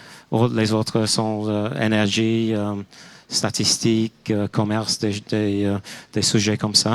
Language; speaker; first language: French; non-native, fluent; English